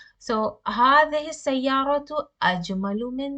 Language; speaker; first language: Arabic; non-native, fluent; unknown